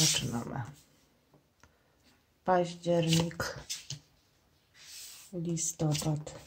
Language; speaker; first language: Polish; native; Polish